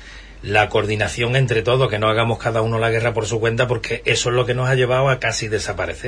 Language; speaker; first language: Spanish; native; Spanish